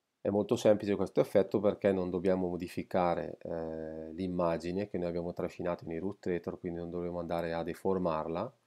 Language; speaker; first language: Italian; native; Italian